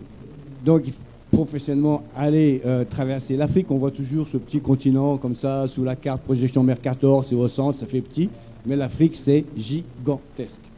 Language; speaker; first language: French; native; French